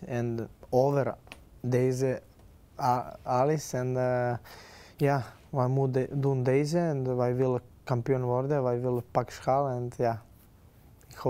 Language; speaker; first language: Dutch; non-native, learner; Serbian